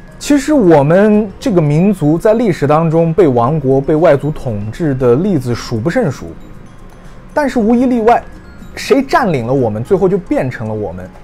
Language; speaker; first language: Chinese; native; Chinese